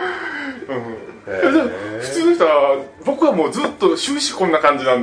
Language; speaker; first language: Japanese; native; Japanese